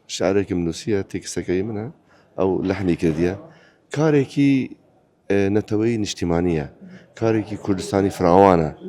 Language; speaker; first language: Central Kurdish; non-native, local second language; Kurdish